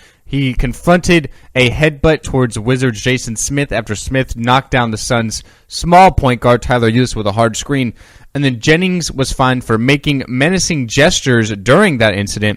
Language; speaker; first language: English; native; English